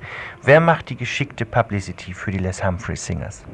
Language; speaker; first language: German; native; German